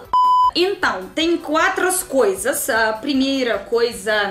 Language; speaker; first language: Portuguese; non-native, learner; Russian